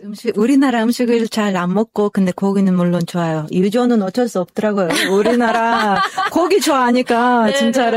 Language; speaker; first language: Korean; non-native, fluent; Kyrgyz